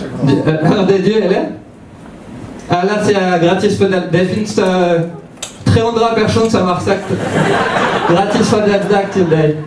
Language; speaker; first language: Swedish; non-native, fluent; French